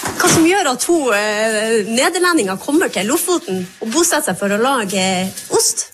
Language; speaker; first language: Norwegian; native; Norwegian